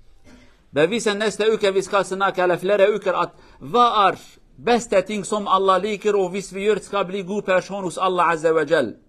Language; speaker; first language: Swedish; non-native, learner; Kurdish